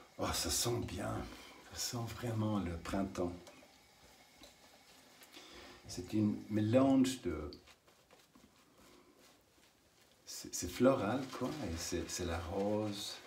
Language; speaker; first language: French; non-native, learner; English